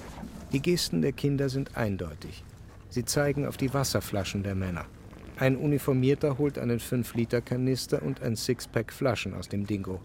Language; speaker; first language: German; native; German